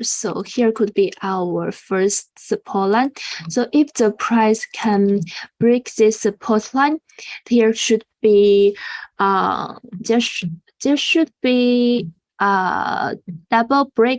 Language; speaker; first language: English; non-native, fluent; Chinese